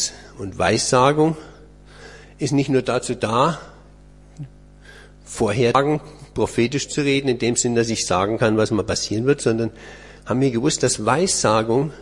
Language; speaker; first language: German; native; German